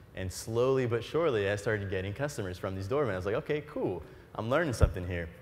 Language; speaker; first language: English; native; English